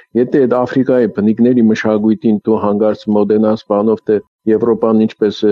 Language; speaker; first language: Armenian; early bilingual, heritage; Armenian